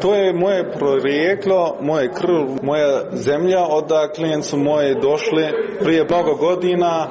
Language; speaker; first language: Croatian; early bilingual, heritage; Croatian